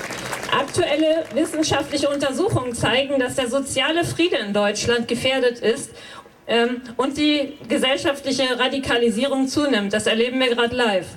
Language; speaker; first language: German; native; German